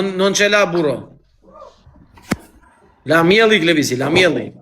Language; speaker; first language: Italian; non-native, learner; Albanian